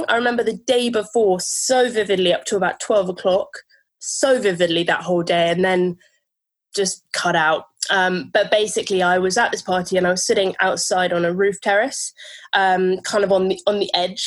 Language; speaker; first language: English; native; English